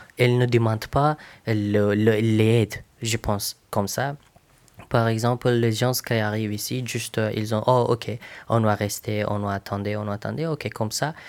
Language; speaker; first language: French; non-native, learner; Persian